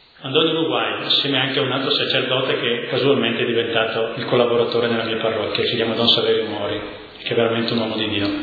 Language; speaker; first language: Italian; native; Italian